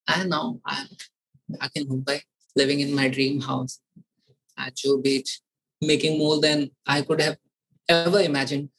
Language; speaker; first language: Hindi; native; Hindi